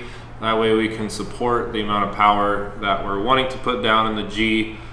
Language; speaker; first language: English; native; English